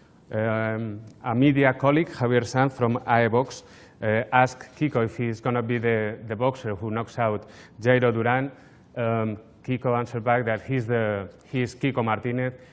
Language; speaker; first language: English; non-native, fluent; Spanish